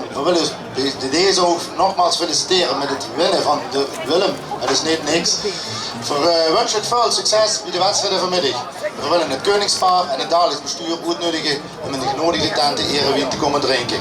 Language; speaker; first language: Dutch; native; Dutch